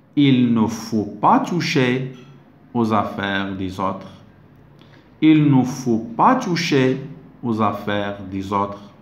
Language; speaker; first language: French; non-native, local second language; Arabic